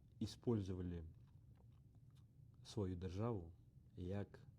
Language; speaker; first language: Ukrainian; non-native, learner; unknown